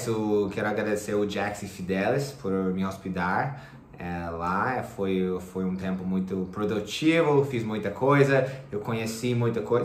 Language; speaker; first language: Portuguese; non-native, fluent; English